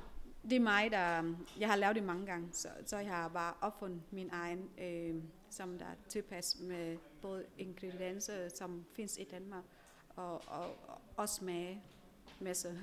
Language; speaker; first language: Danish; non-native, fluent; Vietnamese